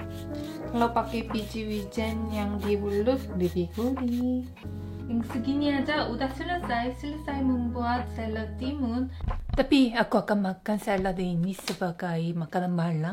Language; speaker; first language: Indonesian; non-native, fluent; Korean